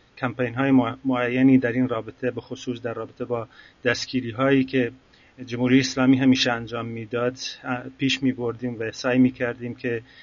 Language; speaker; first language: Persian; non-native, local second language; Central Kurdish